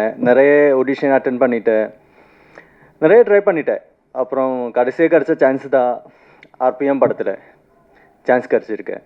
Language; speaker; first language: Tamil; non-native, fluent; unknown